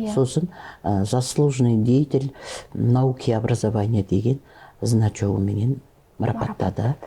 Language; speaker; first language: Russian; non-native, local second language; Kazakh